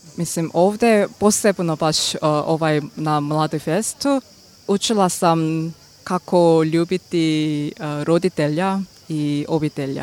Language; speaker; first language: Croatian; non-native, learner; Korean